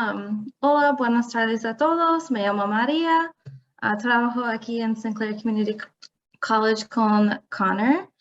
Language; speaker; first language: Spanish; non-native, fluent; English